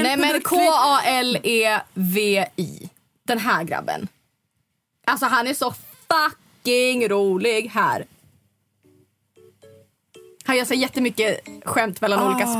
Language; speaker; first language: Swedish; native; Swedish